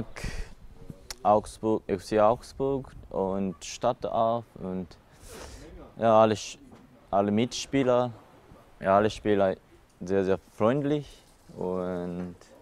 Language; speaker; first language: German; non-native, learner; Japanese